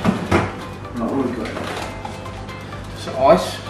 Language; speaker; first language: English; native; English